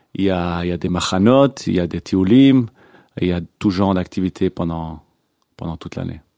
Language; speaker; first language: French; non-native, local second language; Hebrew